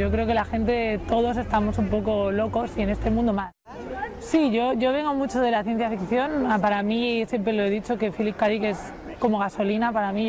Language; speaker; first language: Spanish; native; Spanish